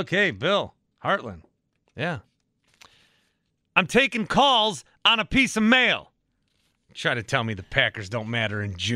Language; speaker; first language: English; native; English